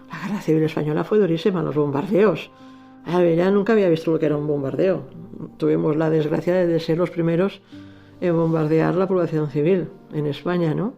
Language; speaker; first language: Spanish; native; Spanish